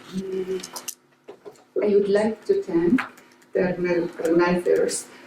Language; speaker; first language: English; non-native, learner; Mongolian